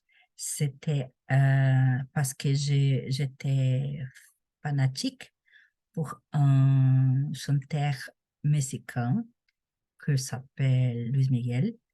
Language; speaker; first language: French; non-native, learner; Portuguese